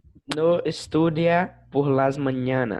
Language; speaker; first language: Spanish; non-native, learner; Portuguese